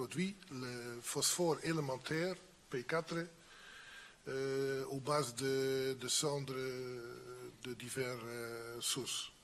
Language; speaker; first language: French; non-native, fluent; Dutch